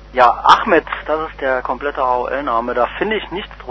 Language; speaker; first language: German; native; German